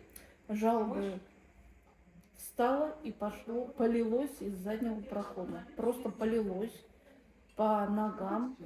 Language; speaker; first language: Russian; native; Russian